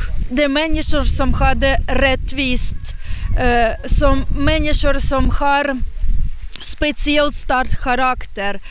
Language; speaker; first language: Swedish; non-native, learner; Ukrainian